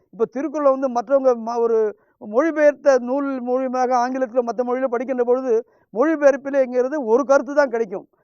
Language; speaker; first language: Tamil; non-native, local second language; Hindi